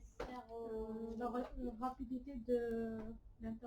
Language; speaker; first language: French; non-native, learner; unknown